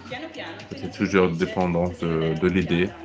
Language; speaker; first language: French; non-native, fluent; German